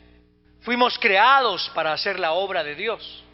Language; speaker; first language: Spanish; native; Spanish